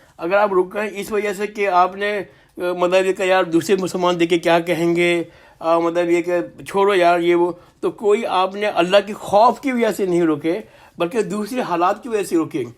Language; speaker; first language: Urdu; native; Urdu